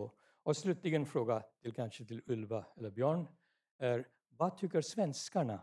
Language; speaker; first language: Swedish; non-native, fluent; English